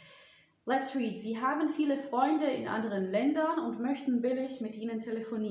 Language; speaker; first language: German; non-native, fluent; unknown